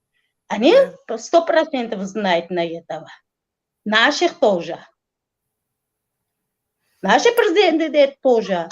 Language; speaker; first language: Russian; non-native, local second language; Tajik